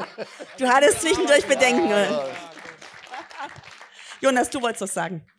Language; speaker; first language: German; native; German